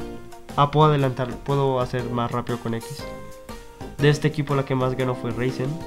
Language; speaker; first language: Spanish; native; Spanish